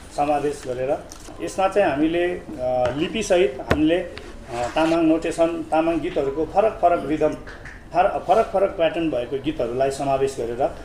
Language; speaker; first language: Nepali; non-native, local second language; Eastern Tamang